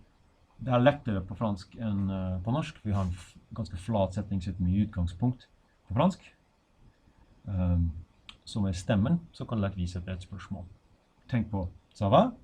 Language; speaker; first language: Norwegian; non-native, fluent; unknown